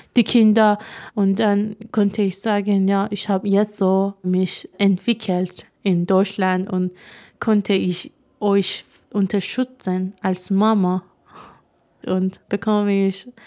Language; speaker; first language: German; non-native, fluent; Persian